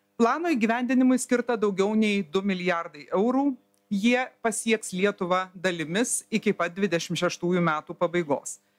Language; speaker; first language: Lithuanian; native; Lithuanian